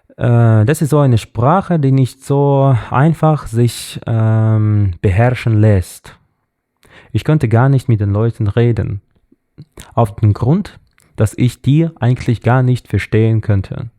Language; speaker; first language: German; non-native, learner; Russian